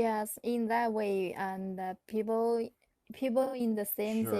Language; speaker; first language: English; non-native, learner; Chinese